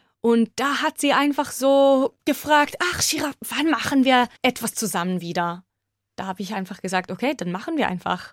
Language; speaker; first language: German; non-native, fluent; Hebrew